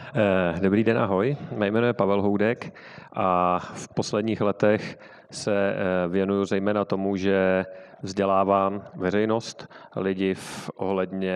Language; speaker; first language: Czech; native; Czech